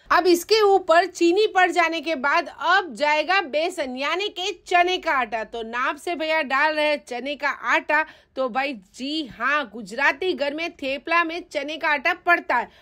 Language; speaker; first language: Hindi; non-native, local second language; Gujarati